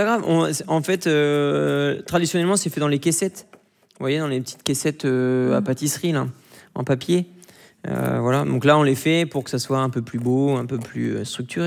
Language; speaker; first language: French; native; French